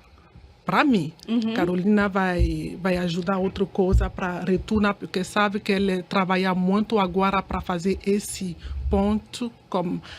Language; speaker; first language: Portuguese; non-native, learner; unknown